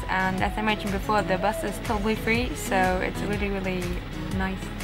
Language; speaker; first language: English; non-native, fluent; German